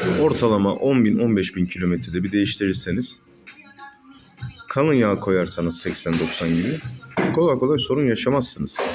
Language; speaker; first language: Turkish; native; Turkish